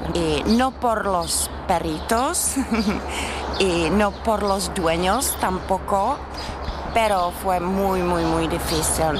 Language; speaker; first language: Spanish; non-native, learner; Czech